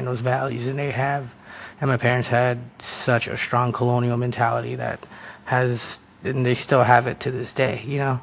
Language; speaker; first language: English; early bilingual, other home language; Spanish